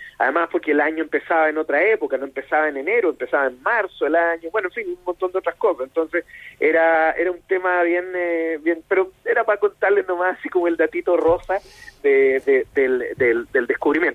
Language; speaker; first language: Spanish; native; Spanish